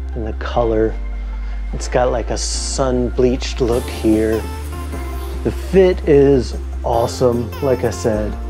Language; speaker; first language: English; native; English